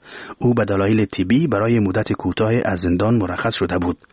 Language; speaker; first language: Persian; native; Persian